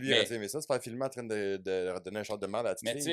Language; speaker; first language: French; native; French